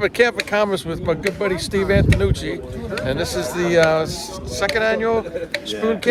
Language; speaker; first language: English; native; English